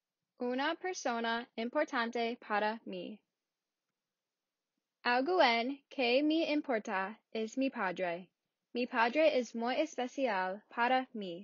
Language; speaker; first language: Spanish; non-native, learner; English